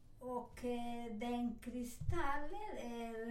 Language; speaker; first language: Swedish; non-native, learner; Spanish